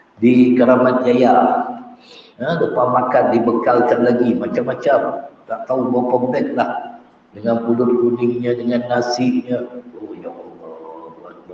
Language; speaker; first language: Malay; native; Malay